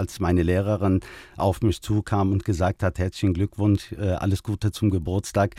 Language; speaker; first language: German; early bilingual, other home language; Turkish